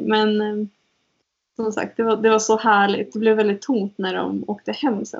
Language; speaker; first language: Swedish; native; Swedish